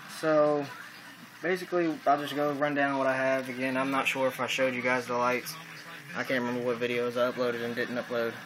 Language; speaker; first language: English; native; English